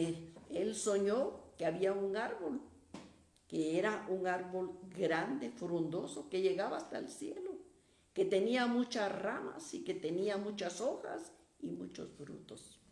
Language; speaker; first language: Spanish; native; Spanish